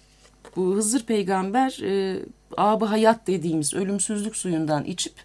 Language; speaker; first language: Turkish; native; Turkish